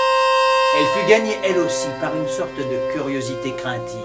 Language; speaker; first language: French; native; French